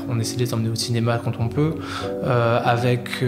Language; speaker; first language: French; native; French